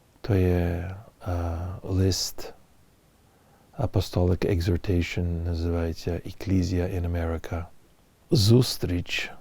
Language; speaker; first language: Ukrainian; early bilingual, heritage; English